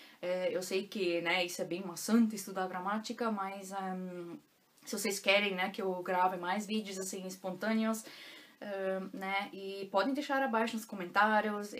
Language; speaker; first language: Portuguese; non-native, local second language; German